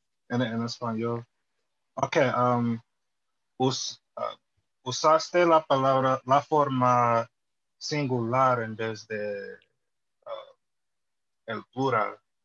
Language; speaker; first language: Spanish; non-native, learner; English